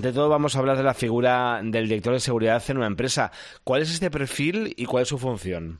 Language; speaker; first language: Spanish; native; Spanish